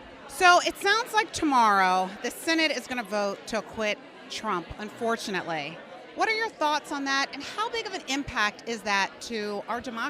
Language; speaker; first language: English; native; English